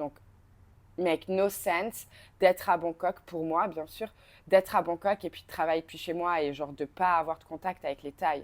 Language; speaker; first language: French; native; French